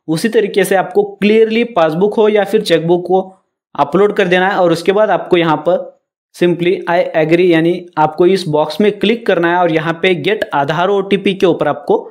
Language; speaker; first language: Hindi; non-native, local second language; Marathi